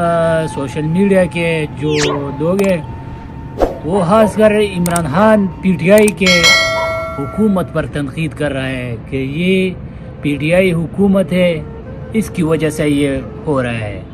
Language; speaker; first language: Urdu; non-native, local second language; Pashto